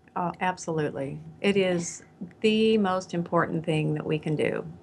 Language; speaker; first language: English; native; English